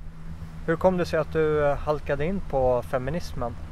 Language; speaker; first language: Swedish; native; Swedish